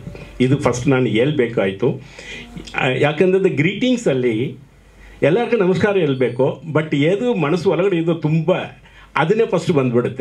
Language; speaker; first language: Kannada; non-native, learner; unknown